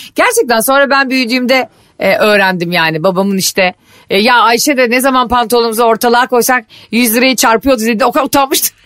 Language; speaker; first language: Turkish; native; Turkish